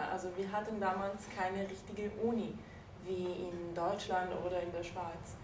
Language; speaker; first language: German; non-native, fluent; Italian